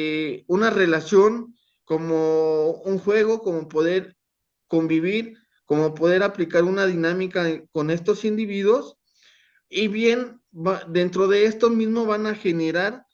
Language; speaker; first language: Spanish; native; Spanish